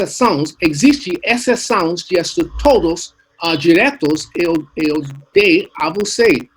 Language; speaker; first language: Portuguese; non-native, learner; English